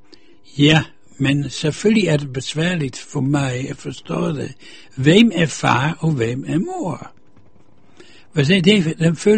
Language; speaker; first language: Danish; non-native, fluent; Dutch